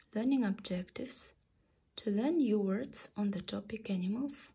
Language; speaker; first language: English; non-native, fluent; Kazakh